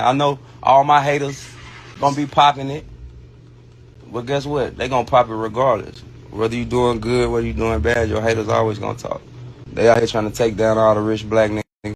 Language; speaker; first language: English; native; English